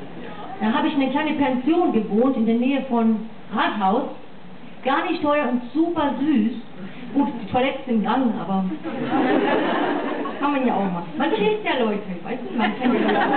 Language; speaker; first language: German; non-native, fluent; English